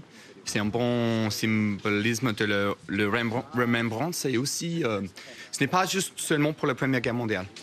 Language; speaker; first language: French; non-native, fluent; English